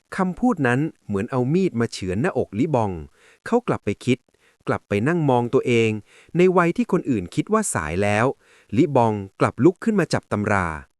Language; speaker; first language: Thai; native; Thai